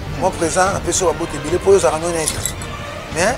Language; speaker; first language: French; non-native, local second language; Lingala